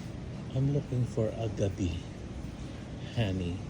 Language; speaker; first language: English; non-native, local second language; Filipino